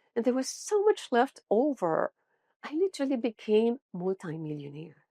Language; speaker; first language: English; non-native, local second language; Filipino